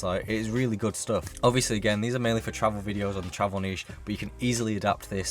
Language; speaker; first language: English; native; English